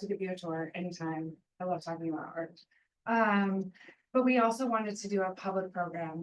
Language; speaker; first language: English; native; English